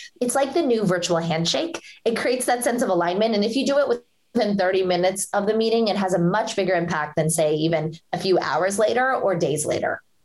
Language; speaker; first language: English; early bilingual, other home language; Hindi